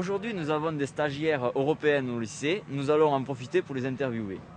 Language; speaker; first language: French; native; French